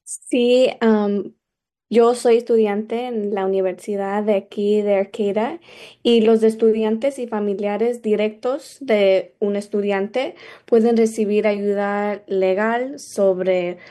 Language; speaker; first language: Spanish; early bilingual, other home language; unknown